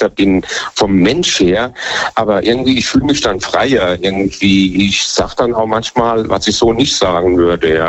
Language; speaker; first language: German; native; German